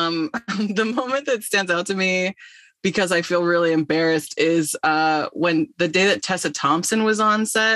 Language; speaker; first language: English; native; English